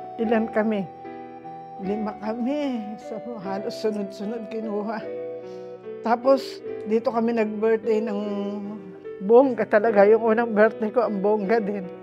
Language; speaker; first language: Filipino; native; Filipino